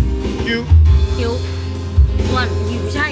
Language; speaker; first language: Thai; native; Thai